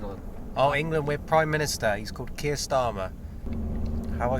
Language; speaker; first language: English; native; English